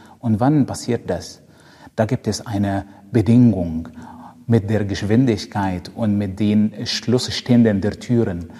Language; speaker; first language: German; non-native, fluent; Arabic